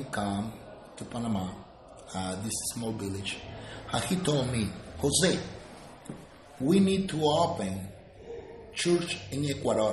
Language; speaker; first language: English; non-native, learner; Spanish